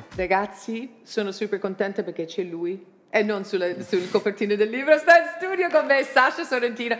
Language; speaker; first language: Italian; non-native, fluent; English